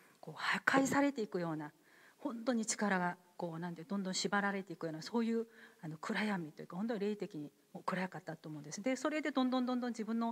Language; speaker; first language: Japanese; non-native, fluent; Korean